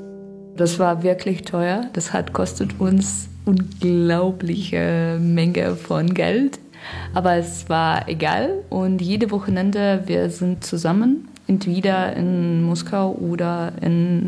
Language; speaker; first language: German; non-native, learner; Russian